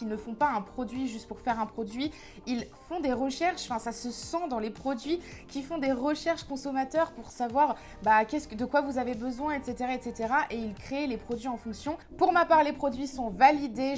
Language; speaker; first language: French; native; French